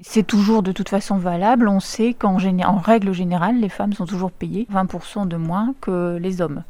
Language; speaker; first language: French; native; French